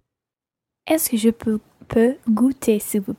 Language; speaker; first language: French; non-native, learner; English